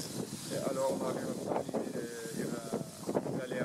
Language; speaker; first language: French; non-native, fluent; Dutch